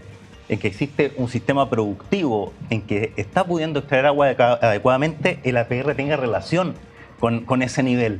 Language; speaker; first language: Spanish; native; Spanish